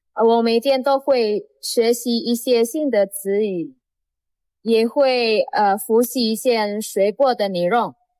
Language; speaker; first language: Chinese; non-native, learner; Indonesian